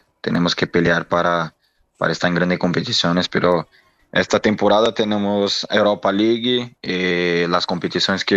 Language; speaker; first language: Spanish; non-native, learner; Portuguese